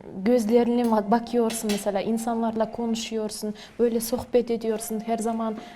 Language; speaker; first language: Turkish; non-native, learner; Kazakh